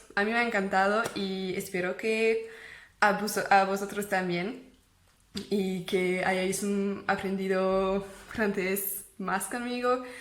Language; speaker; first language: Spanish; non-native, fluent; French